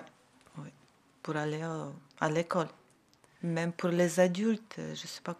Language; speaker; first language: French; non-native, learner; Ukrainian